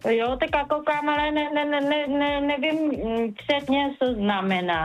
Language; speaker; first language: Czech; non-native, learner; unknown